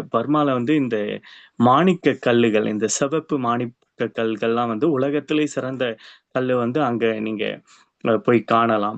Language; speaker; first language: Tamil; early bilingual, heritage; Tamil